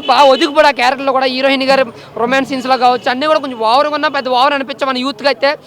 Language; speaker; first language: Telugu; native; Telugu